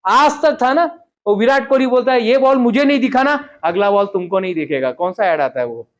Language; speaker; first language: Hindi; non-native, local second language; Marathi